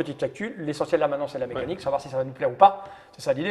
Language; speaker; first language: French; native; French